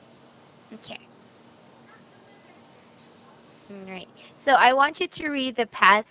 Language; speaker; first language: English; non-native, fluent; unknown